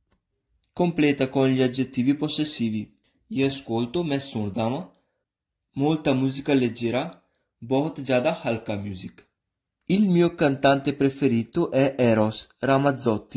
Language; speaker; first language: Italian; non-native, fluent; Punjabi